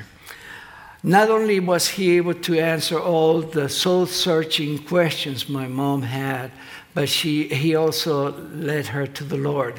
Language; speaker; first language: English; non-native, fluent; Spanish